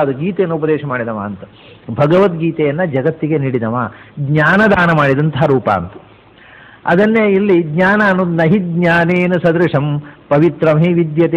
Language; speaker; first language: Kannada; native; Kannada